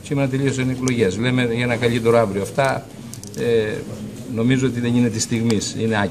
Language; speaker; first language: Greek; native; Greek